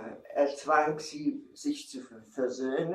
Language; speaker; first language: German; non-native, fluent; Czech